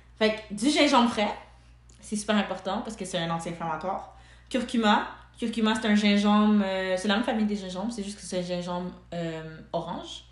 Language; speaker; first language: French; early bilingual, other home language; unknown